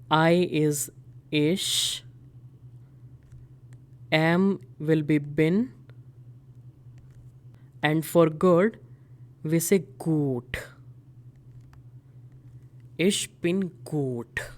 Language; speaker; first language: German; non-native, fluent; Hindi